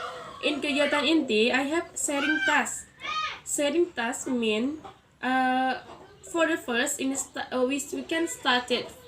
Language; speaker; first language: English; non-native, learner; Indonesian